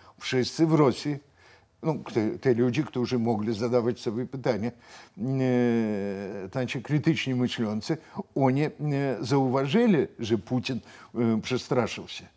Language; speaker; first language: Polish; non-native, fluent; Russian